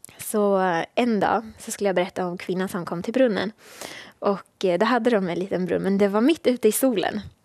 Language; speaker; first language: Swedish; early bilingual, other home language; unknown